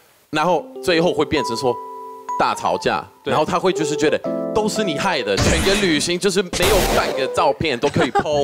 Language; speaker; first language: Chinese; non-native, fluent; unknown